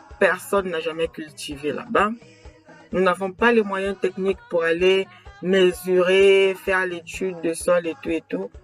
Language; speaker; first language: French; non-native, local second language; Kongo